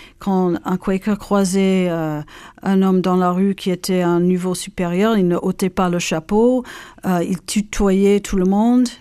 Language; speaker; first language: French; non-native, fluent; English